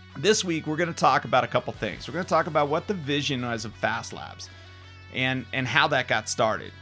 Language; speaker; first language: English; native; English